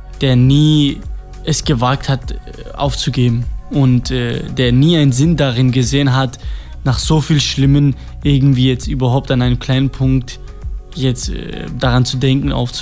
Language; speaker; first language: German; non-native, fluent; Kurdish